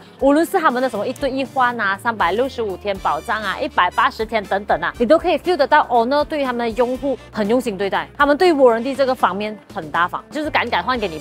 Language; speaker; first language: Chinese; native; Chinese